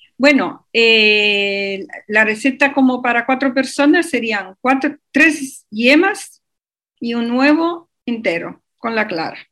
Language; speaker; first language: Spanish; non-native, fluent; Italian